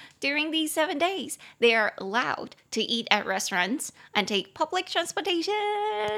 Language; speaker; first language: English; non-native, fluent; Chinese